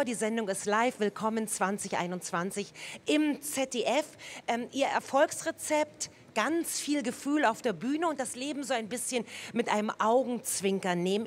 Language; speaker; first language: German; native; German